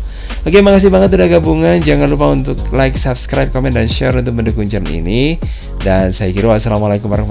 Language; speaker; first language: Indonesian; native; Indonesian